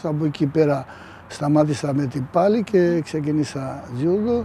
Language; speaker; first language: Greek; early bilingual, heritage; Greek